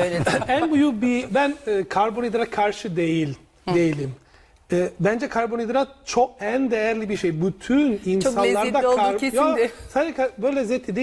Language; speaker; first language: Turkish; non-native, learner; Italian